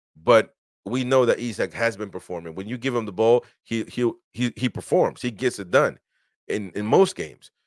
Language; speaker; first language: English; native; English